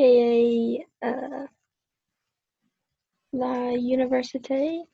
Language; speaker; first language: French; non-native, learner; English